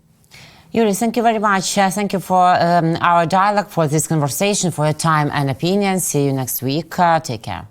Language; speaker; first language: English; non-native, fluent; Russian